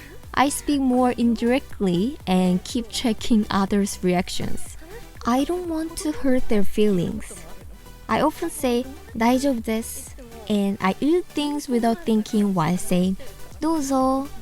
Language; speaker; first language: English; non-native, fluent; Korean